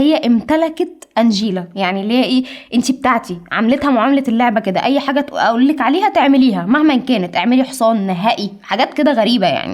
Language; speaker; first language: Arabic; native; Arabic